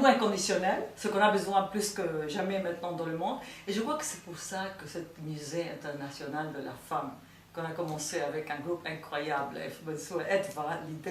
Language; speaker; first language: French; non-native, fluent; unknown